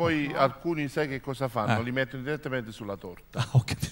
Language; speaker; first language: Italian; native; Italian